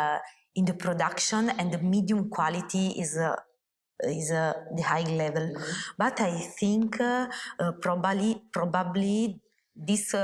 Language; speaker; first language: English; non-native, learner; Italian